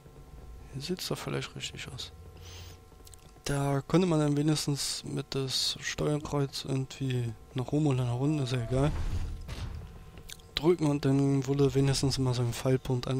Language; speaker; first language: German; native; German